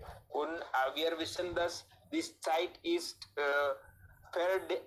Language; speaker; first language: German; non-native, learner; Hindi